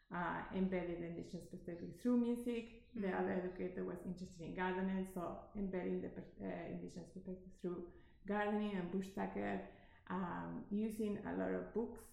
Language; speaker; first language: English; non-native, fluent; Spanish